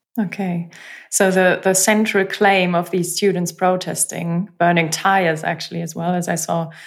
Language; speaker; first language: English; non-native, fluent; German